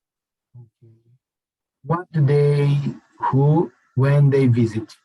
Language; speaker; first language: English; non-native, learner; Portuguese